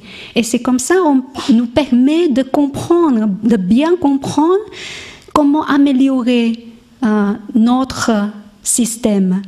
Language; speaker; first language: French; non-native, learner; Chinese